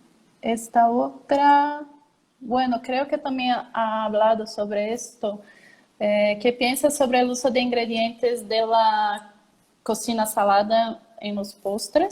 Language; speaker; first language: Spanish; non-native, learner; Portuguese